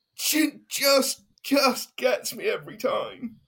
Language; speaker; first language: English; native; English